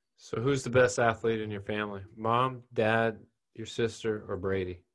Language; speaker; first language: English; native; English